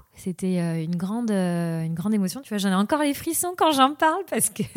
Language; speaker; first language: French; native; French